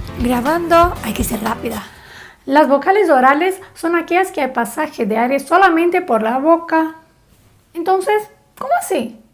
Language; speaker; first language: Spanish; non-native, fluent; Portuguese